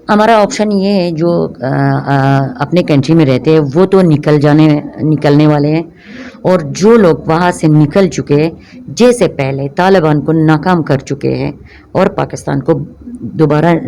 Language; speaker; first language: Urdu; non-native, local second language; Persian